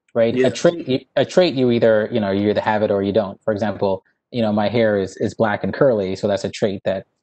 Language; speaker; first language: English; native; English